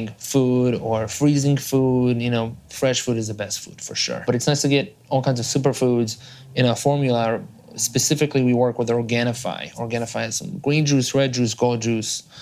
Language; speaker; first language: English; non-native, fluent; Hebrew